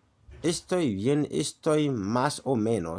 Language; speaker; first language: Spanish; non-native, learner; Haitian Creole